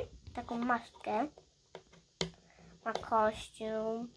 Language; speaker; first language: Polish; early bilingual, heritage; Polish